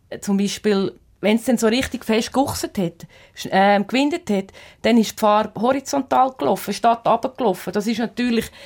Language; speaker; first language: German; native; German